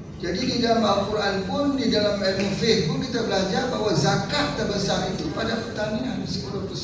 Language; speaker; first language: Malay; native; Malay